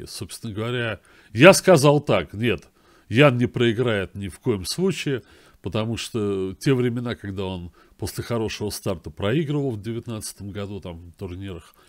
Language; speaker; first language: Russian; native; Russian